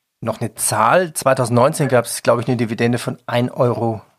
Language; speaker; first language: German; native; German